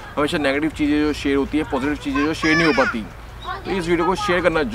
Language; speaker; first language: Hindi; native; Hindi